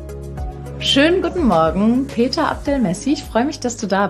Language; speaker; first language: German; native; German